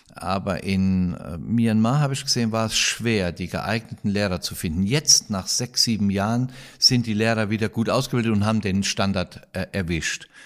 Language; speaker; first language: German; native; German